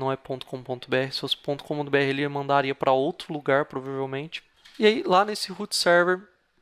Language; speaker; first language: Portuguese; native; Portuguese